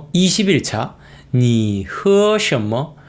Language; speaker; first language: Chinese; non-native, fluent; Korean